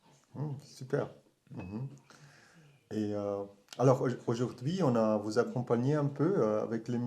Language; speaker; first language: French; non-native, learner; German